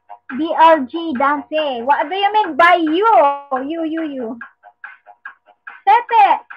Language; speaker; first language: English; non-native, local second language; Filipino